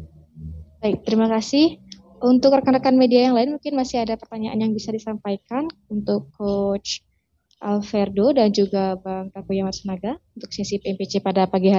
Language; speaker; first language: Indonesian; native; Indonesian